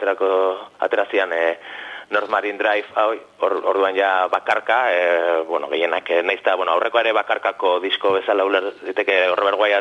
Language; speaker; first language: Basque; native; Basque